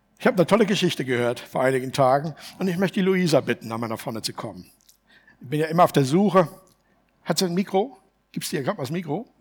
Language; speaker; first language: German; native; German